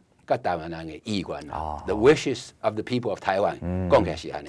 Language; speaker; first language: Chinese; non-native, local second language; Min Nan Chinese